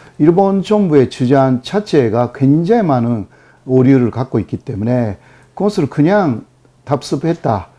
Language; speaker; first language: Korean; native; Korean